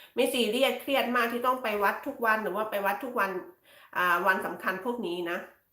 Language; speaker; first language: Thai; native; Thai